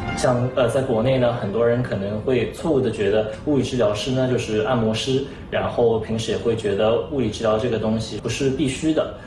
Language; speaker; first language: Chinese; native; Chinese